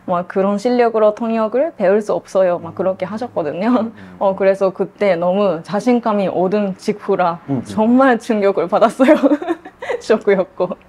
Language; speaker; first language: Korean; non-native, fluent; Japanese